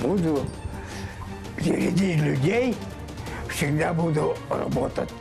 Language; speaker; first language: Russian; non-native, local second language; Yakut